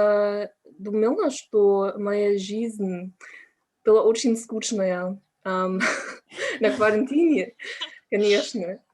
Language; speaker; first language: Russian; non-native, learner; English